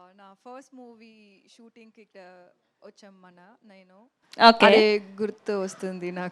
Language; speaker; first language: Telugu; non-native, learner; Tamil